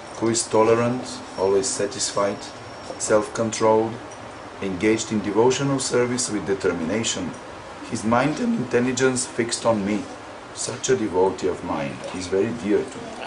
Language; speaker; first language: English; non-native, fluent; Bulgarian